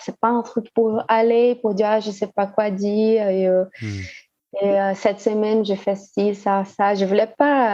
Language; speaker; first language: French; non-native, fluent; Portuguese